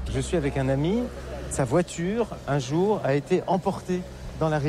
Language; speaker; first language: French; native; French